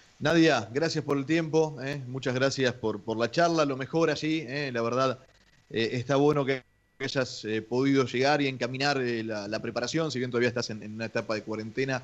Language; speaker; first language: Spanish; native; Spanish